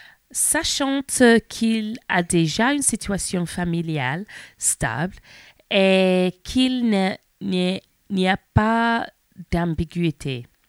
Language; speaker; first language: French; non-native, learner; English